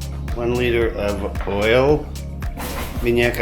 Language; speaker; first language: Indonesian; non-native, learner; English